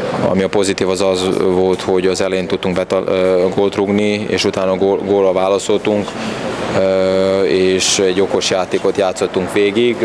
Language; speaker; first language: Hungarian; non-native, fluent; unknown